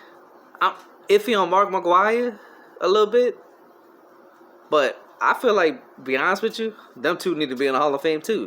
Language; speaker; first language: English; native; English